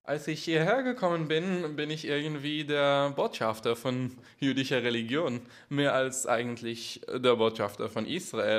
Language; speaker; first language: German; non-native, fluent; Hebrew